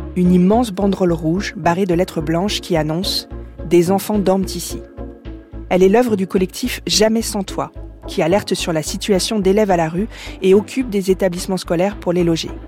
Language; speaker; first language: French; native; French